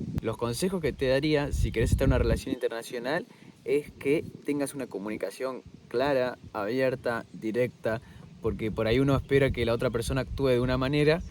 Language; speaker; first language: Spanish; native; Spanish